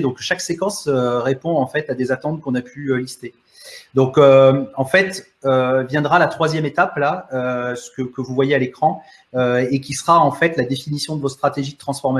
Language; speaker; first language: French; native; French